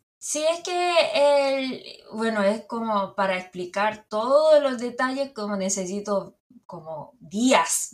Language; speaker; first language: Spanish; non-native, fluent; Korean